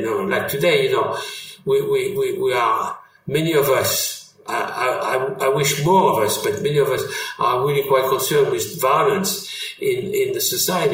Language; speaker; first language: English; non-native, fluent; French